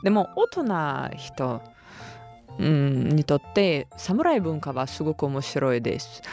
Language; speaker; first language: Japanese; non-native, learner; Russian